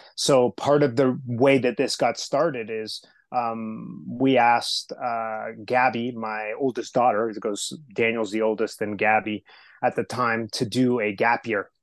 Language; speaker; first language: English; early bilingual, other home language; Spanish